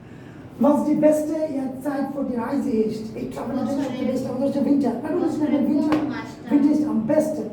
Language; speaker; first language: German; non-native, learner; Bangla